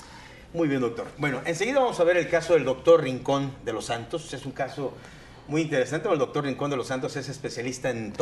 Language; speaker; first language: Spanish; native; Spanish